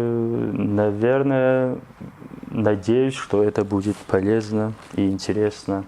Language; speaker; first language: Russian; non-native, local second language; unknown